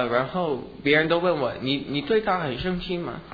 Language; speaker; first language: Chinese; early bilingual, heritage; English